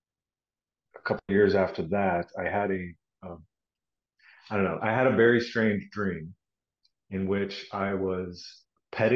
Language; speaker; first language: English; native; English